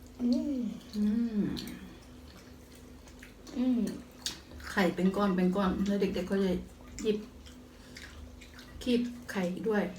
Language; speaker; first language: Thai; native; Thai